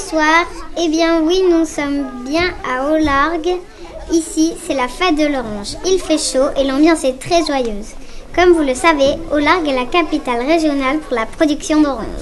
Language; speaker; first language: French; native; French